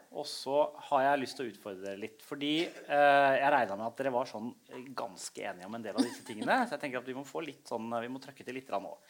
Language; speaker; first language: Norwegian; native; Norwegian